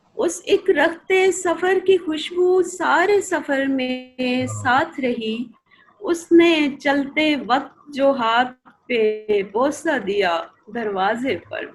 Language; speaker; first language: Urdu; non-native, local second language; Punjabi